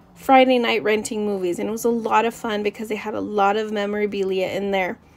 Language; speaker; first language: English; native; English